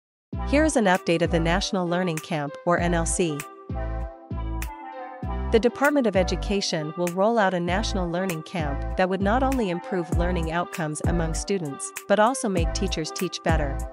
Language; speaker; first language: English; non-native, local second language; Filipino